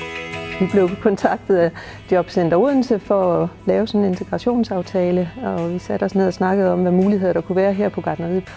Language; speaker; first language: Danish; native; Danish